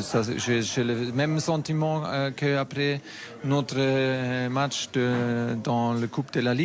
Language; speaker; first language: French; non-native, fluent; German